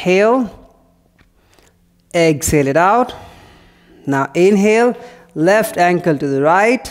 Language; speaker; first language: English; non-native, local second language; Hindi